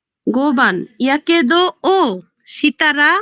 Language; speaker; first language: Japanese; non-native, learner; Bangla